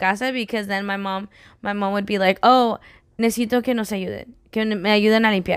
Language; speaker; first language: Spanish; early bilingual, heritage; Spanish